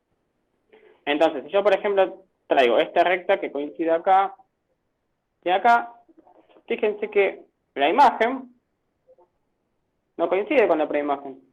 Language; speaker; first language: Spanish; native; Spanish